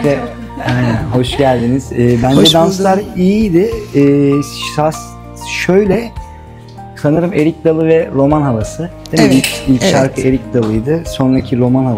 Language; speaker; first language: Turkish; native; Turkish